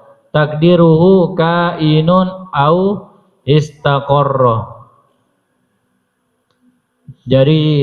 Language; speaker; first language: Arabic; non-native, fluent; Indonesian